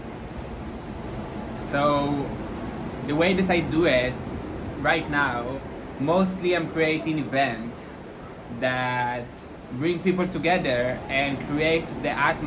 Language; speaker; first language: English; non-native, fluent; Hebrew